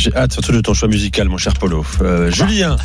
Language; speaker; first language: French; native; French